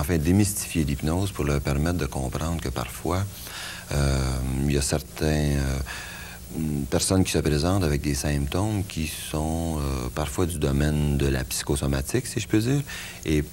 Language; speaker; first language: French; native; French